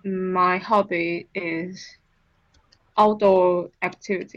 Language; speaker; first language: English; non-native, learner; Chinese